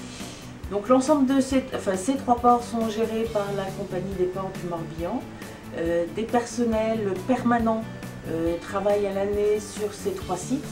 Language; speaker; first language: French; native; French